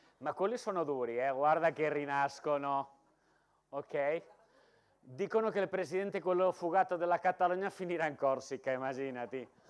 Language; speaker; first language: Italian; non-native, fluent; Catalan